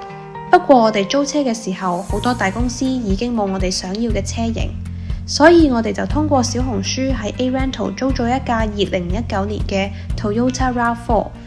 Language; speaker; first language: Chinese; native; Chinese